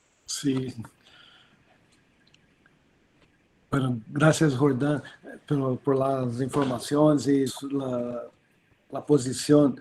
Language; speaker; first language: Spanish; non-native, learner; Portuguese